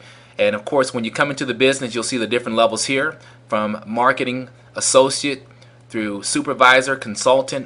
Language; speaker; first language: English; native; English